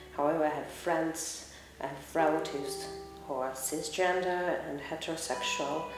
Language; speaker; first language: English; non-native, fluent; Russian